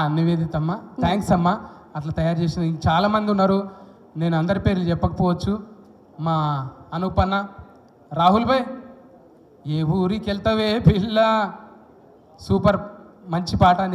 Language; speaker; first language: Telugu; native; Telugu